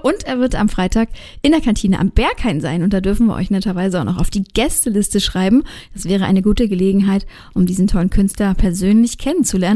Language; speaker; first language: German; native; German